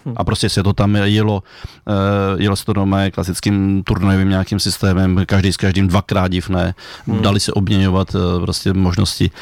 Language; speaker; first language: Czech; native; Czech